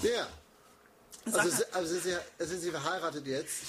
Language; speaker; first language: German; non-native, fluent; English